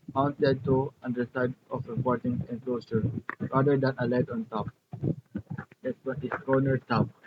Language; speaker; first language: English; non-native, local second language; Filipino